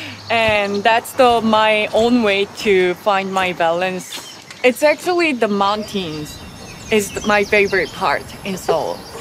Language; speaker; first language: English; non-native, fluent; Korean